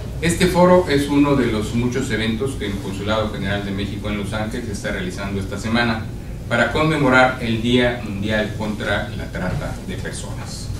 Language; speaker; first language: Spanish; native; Spanish